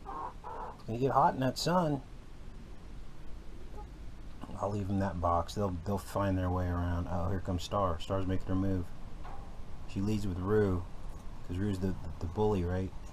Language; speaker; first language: English; native; English